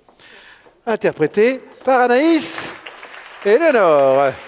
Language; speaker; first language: French; native; French